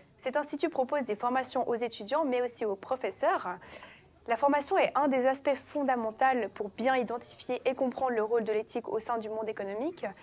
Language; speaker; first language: French; native; French